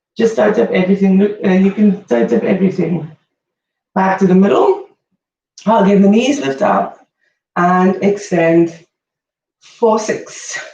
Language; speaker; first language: English; native; English